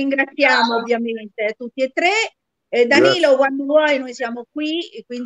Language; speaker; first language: Italian; native; Italian